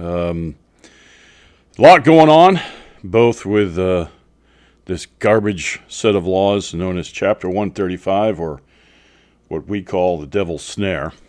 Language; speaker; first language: English; native; English